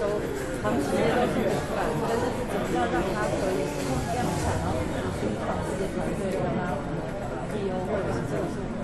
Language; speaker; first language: Chinese; native; Chinese